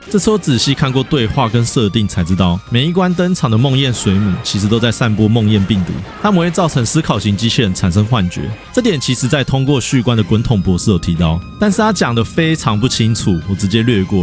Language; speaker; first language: Chinese; native; Chinese